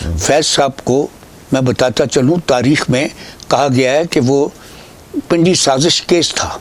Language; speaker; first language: Urdu; non-native, local second language; Punjabi